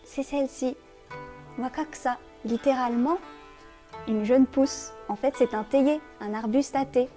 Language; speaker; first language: French; native; French